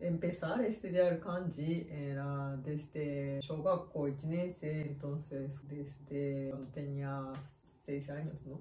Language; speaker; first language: Spanish; non-native, learner; Japanese